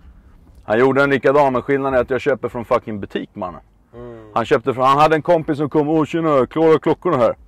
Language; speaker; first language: Swedish; native; Swedish